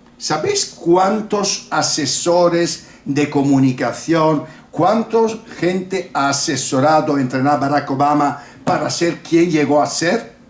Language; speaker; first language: Spanish; non-native, fluent; Italian